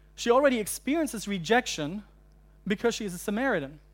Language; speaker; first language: English; non-native, fluent; German